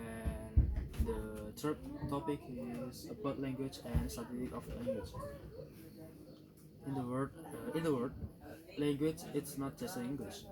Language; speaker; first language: English; non-native, learner; Indonesian